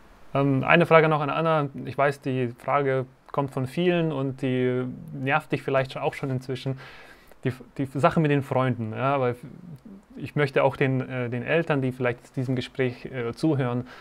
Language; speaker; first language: German; native; German